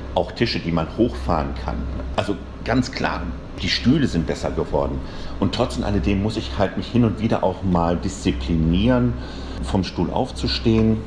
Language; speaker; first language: German; native; German